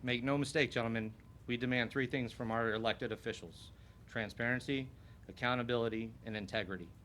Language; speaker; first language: English; native; English